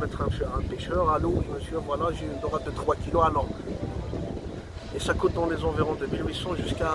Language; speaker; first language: French; non-native, local second language; Kabyle